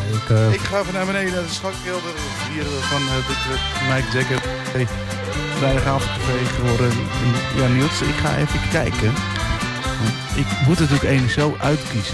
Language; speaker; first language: Dutch; native; Dutch